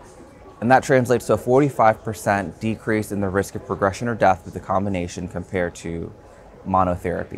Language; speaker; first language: English; native; English